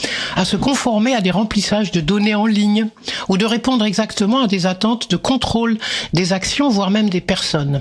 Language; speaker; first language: French; native; French